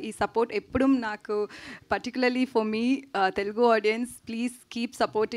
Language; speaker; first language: Telugu; non-native, learner; Tamil